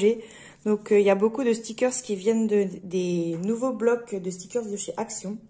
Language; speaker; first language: French; native; French